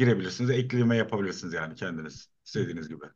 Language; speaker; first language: Turkish; native; Turkish